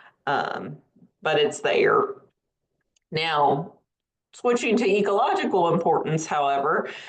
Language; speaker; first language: English; native; English